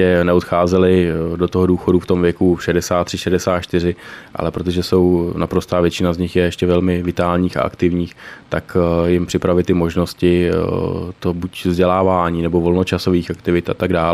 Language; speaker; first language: Czech; native; Czech